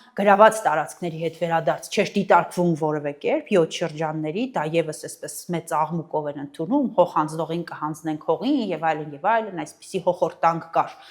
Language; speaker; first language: Armenian; native; Armenian